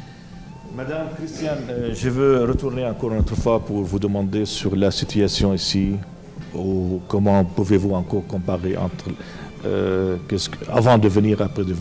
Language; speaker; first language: French; non-native, fluent; Arabic